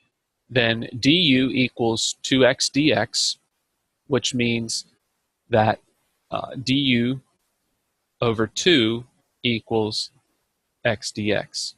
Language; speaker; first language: English; native; English